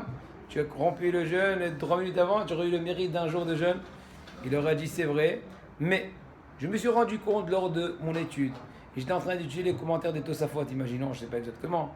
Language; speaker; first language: French; native; French